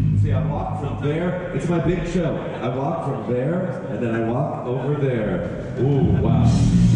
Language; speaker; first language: English; native; English